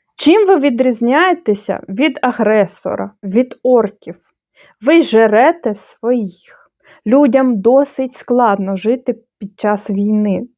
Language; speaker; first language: Ukrainian; non-native, fluent; Bulgarian